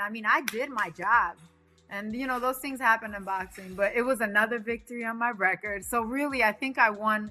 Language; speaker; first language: English; early bilingual, other home language; Spanish